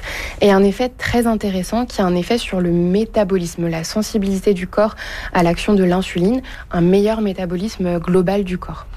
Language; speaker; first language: French; native; French